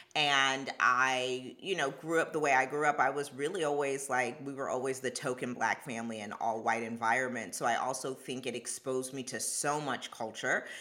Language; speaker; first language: English; early bilingual, other home language; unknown